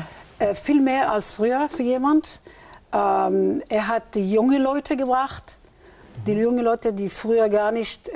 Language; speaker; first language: German; early bilingual, heritage; German